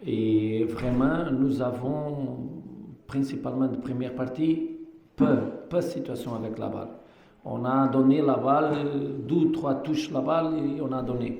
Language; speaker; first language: French; non-native, fluent; Portuguese